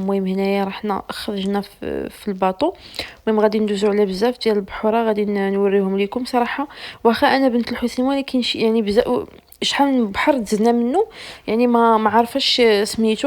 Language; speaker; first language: Arabic; native; Arabic